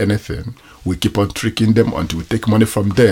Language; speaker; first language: English; non-native, local second language; Igbo